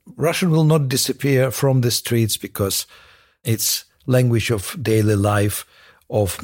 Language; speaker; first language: English; non-native, fluent; Russian